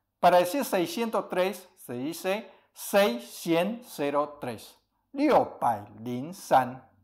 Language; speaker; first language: Spanish; early bilingual, other home language; Chinese